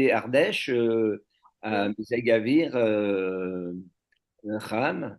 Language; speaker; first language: Hebrew; non-native, learner; French